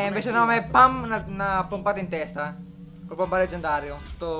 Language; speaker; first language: Italian; native; Italian